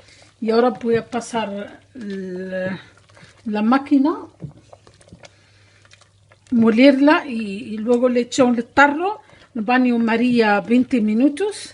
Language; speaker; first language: Spanish; non-native, learner; Arabic